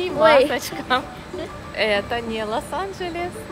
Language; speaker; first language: Russian; native; Russian